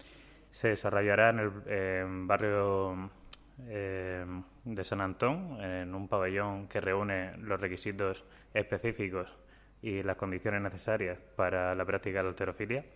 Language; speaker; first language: Spanish; native; Spanish